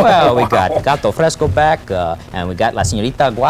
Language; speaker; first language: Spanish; non-native, fluent; English